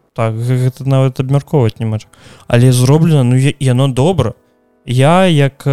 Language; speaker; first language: Belarusian; non-native, local second language; Russian